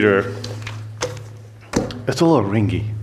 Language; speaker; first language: English; non-native, fluent; Hungarian